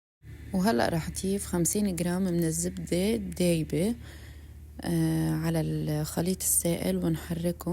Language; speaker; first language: Arabic; native; Arabic